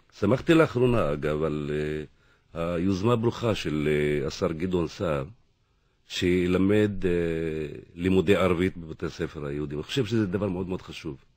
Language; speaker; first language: Hebrew; non-native, local second language; Arabic